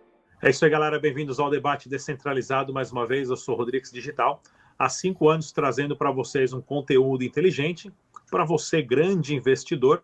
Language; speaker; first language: Portuguese; native; Portuguese